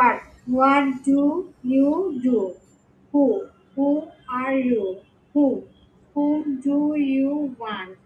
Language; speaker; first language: English; non-native, learner; Bangla